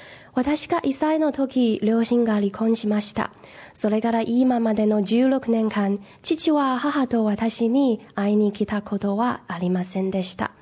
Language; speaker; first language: Japanese; non-native, learner; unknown